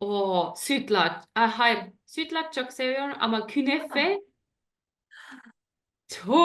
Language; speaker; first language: Turkish; non-native, learner; German